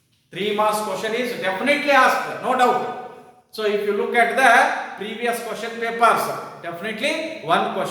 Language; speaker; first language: English; non-native, local second language; Kannada